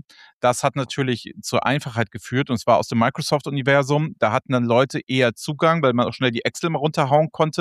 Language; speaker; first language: German; native; German